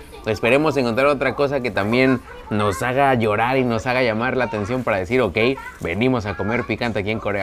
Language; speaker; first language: Spanish; native; Spanish